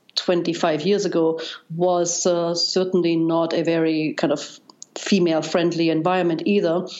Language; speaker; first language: English; non-native, fluent; German